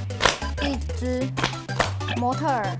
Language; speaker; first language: Chinese; native; Chinese